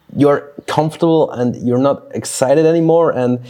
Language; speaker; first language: English; non-native, fluent; Swiss German